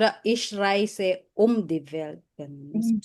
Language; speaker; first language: German; non-native, fluent; Filipino